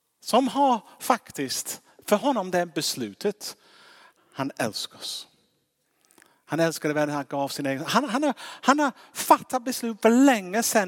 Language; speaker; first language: Swedish; non-native, fluent; English